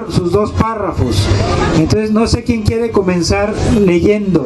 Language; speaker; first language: Spanish; native; Spanish